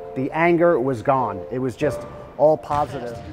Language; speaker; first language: English; native; English